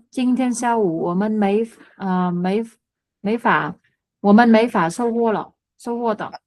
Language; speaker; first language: Chinese; non-native, learner; Vietnamese